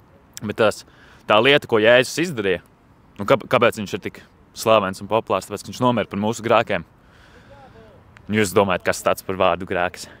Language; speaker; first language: Latvian; native; Latvian